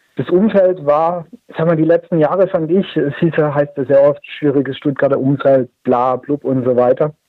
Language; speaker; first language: German; native; German